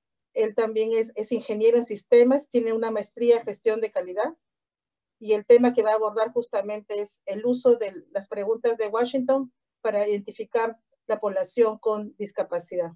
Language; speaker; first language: Spanish; native; Spanish